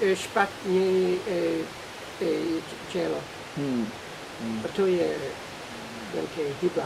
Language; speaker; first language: Czech; non-native, learner; English